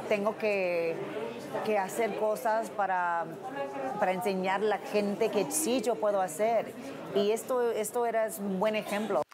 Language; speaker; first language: Spanish; non-native, fluent; English